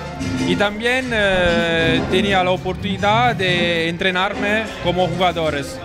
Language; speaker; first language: Spanish; non-native, learner; Italian